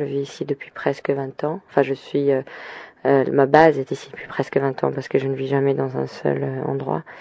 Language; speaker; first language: French; early bilingual, other home language; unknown